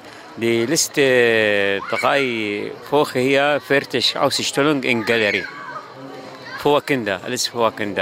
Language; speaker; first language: German; non-native, learner; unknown